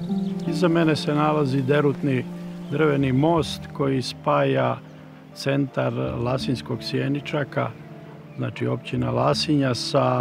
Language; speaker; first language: Croatian; native; Croatian